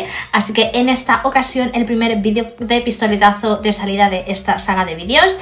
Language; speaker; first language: Spanish; native; Spanish